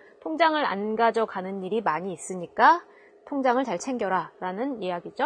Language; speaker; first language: Korean; native; Korean